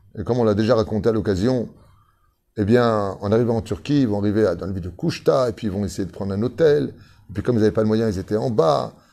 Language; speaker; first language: French; native; French